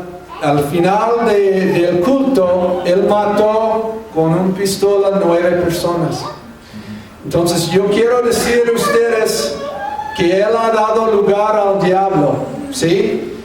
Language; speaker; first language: Spanish; non-native, fluent; English